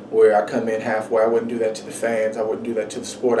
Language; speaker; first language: English; native; English